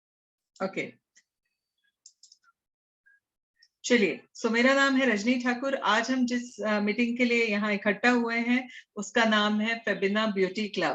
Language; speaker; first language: Hindi; native; Hindi